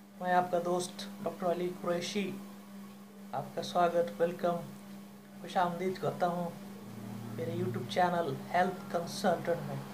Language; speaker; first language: Hindi; native; Hindi